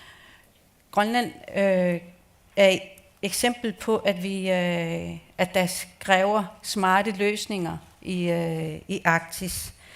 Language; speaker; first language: Danish; non-native, local second language; Kalaallisut